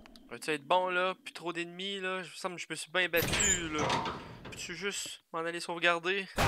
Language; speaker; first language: French; native; French